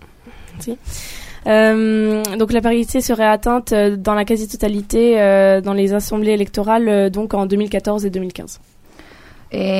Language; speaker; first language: French; native; French